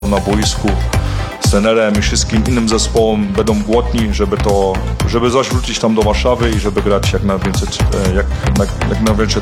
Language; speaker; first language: Polish; early bilingual, heritage; German